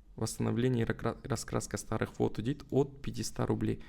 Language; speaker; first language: Russian; non-native, local second language; Kazakh